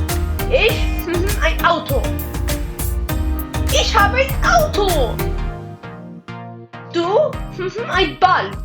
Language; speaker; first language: German; non-native, learner; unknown